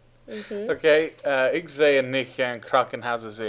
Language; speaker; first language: German; non-native, fluent; English